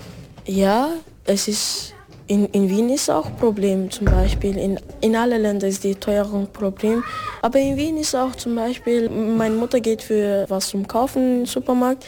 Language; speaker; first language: German; early bilingual, other home language; Turkish